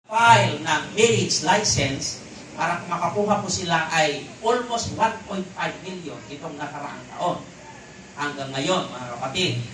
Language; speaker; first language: Filipino; non-native, local second language; Iloko